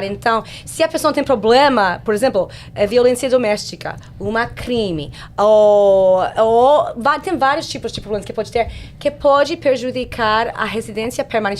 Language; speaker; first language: Portuguese; non-native, fluent; English